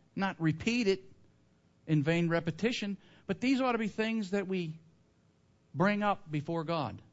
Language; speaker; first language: English; native; English